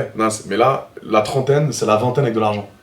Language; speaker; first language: French; native; French